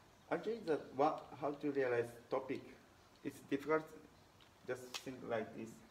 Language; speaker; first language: English; non-native, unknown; Japanese